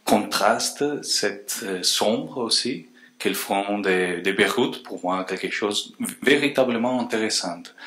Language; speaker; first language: French; non-native, fluent; Spanish